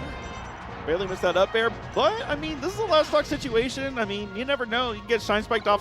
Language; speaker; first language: English; native; English